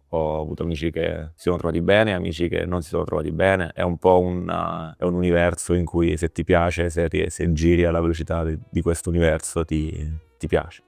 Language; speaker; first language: Italian; native; Italian